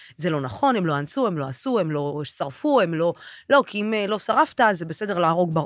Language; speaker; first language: Hebrew; non-native, local second language; Arabic